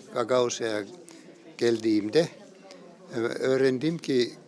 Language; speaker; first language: Turkish; non-native, fluent; Finnish